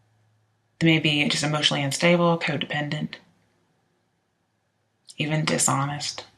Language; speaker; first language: English; native; English